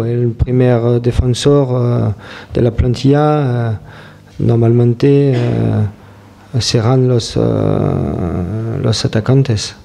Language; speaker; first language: Spanish; non-native, fluent; French